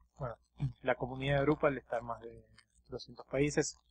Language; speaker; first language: Spanish; native; Spanish